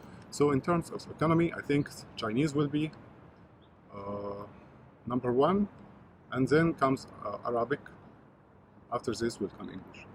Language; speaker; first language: English; non-native, fluent; Arabic